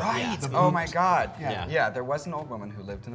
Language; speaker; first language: English; native; English